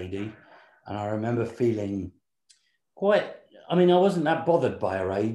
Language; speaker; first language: English; native; English